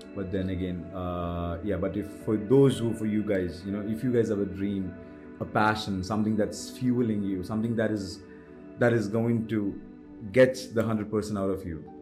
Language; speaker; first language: English; non-native, local second language; Malayalam